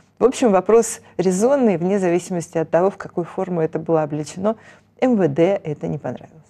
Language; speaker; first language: Russian; native; Russian